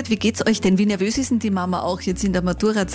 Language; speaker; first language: German; native; German